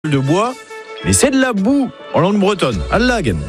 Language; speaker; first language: French; native; French